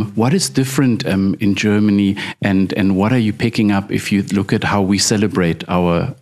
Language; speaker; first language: English; early bilingual, other home language; German